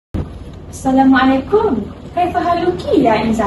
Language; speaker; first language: Arabic; non-native, learner; Malay